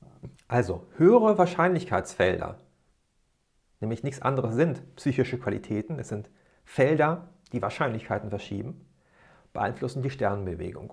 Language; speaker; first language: German; native; German